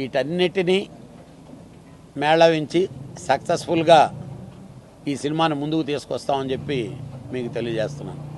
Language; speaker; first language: Telugu; native; Telugu